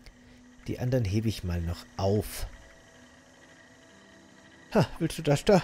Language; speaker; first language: German; native; German